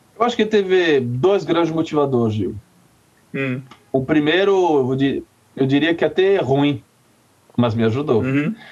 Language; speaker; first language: Portuguese; non-native, fluent; French